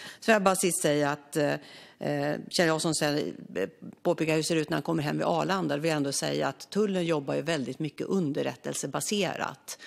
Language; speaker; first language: Swedish; native; Swedish